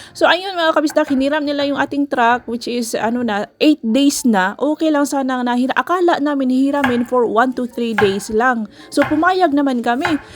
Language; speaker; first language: Filipino; non-native, local second language; Cebuano